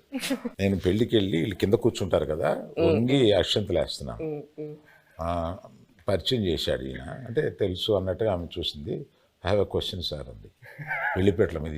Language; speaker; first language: Telugu; native; Telugu